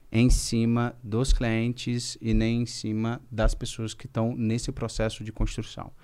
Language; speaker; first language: Portuguese; native; Portuguese